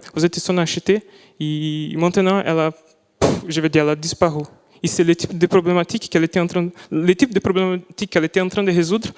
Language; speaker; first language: French; non-native, fluent; Portuguese